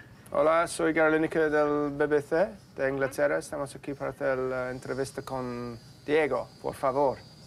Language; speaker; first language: Spanish; non-native, fluent; English